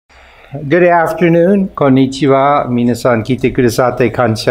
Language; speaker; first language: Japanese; non-native, fluent; English